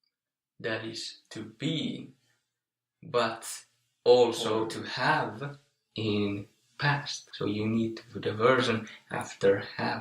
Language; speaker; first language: English; non-native, fluent; Finnish